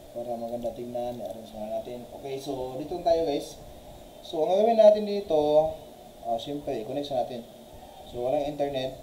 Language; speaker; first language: Filipino; non-native, local second language; Cebuano